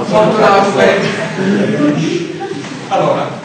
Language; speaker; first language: Italian; non-native, fluent; German